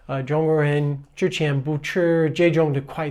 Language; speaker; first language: Chinese; non-native, fluent; English